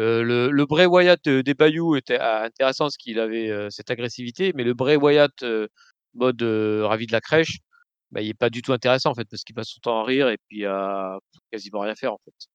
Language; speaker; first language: French; native; French